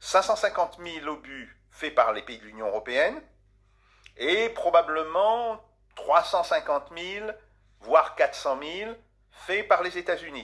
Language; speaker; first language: French; native; French